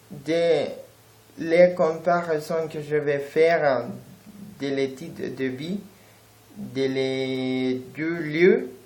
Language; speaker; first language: French; non-native, learner; Spanish